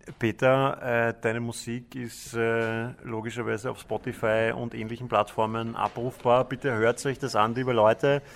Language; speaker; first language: German; native; German